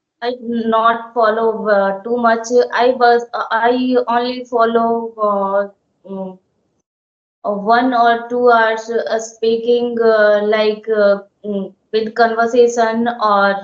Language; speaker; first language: English; non-native, learner; Hindi